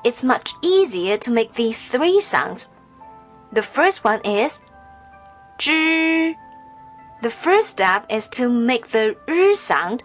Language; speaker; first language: English; non-native, fluent; Chinese